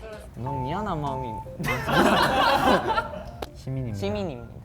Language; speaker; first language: Korean; non-native, learner; Japanese